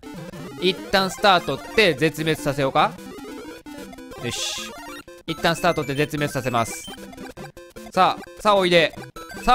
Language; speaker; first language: Japanese; native; Japanese